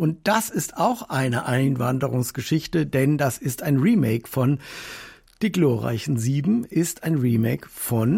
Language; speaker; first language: German; native; German